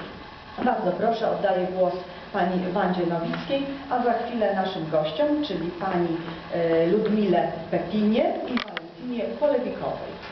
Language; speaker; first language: Polish; native; Polish